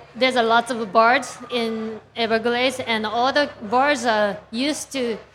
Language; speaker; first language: English; non-native, fluent; Japanese